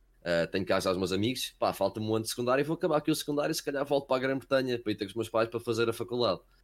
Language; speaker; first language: Portuguese; early bilingual, heritage; Portuguese